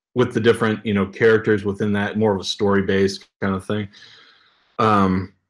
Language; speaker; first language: English; native; English